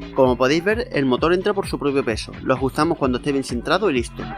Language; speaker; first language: Spanish; native; Spanish